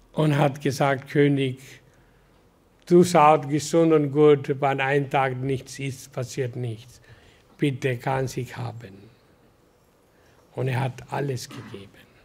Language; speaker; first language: German; non-native, learner; Hindi